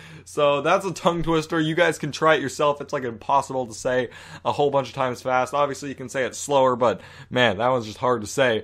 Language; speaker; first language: English; native; English